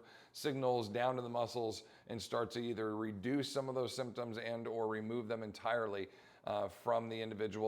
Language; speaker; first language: English; native; English